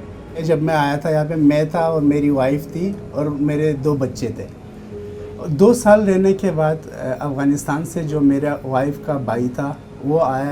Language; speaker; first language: Hindi; non-native, fluent; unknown